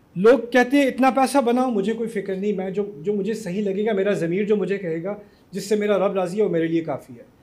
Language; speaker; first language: Urdu; native; Urdu